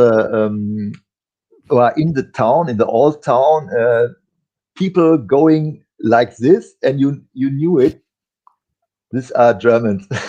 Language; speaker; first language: English; non-native, fluent; German